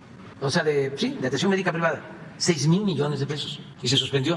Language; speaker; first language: Spanish; native; Spanish